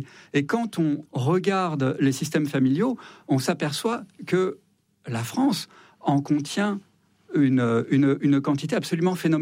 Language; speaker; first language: French; native; French